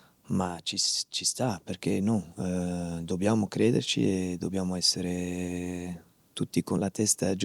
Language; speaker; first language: Italian; non-native, fluent; Dutch